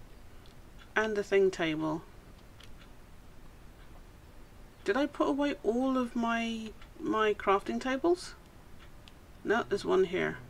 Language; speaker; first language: English; native; English